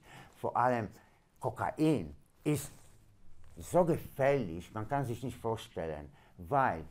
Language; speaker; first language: German; non-native, learner; Polish